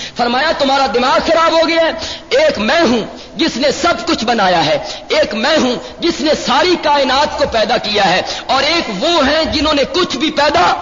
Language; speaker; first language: Urdu; non-native, local second language; Punjabi